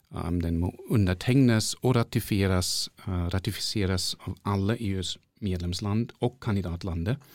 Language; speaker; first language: Norwegian; non-native, fluent; German